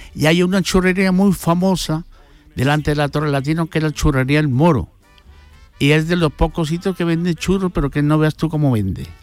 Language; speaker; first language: Spanish; native; Spanish